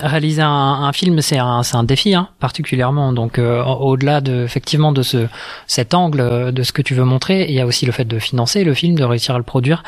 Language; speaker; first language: French; native; French